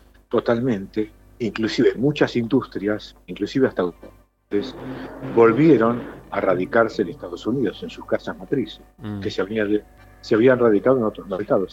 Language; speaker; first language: Spanish; native; Spanish